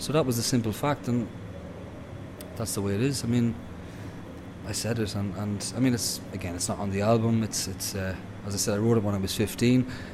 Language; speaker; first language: English; native; English